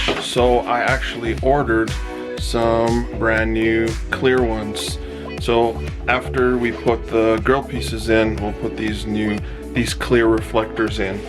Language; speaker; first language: English; native; English